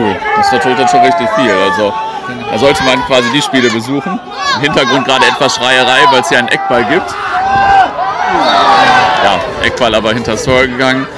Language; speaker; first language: German; native; German